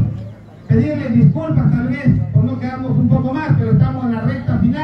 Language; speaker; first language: Spanish; native; Spanish